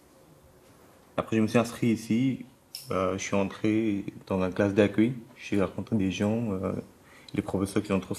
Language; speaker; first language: French; non-native, fluent; Bangla